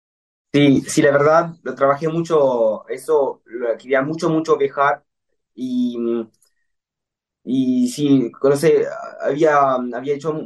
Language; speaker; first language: Spanish; early bilingual, heritage; Spanish